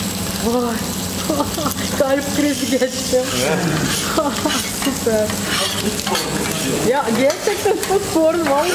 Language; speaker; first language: Turkish; non-native, learner; Russian